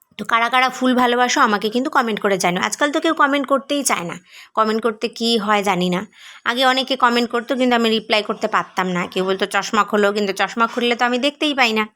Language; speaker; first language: Bangla; native; Bangla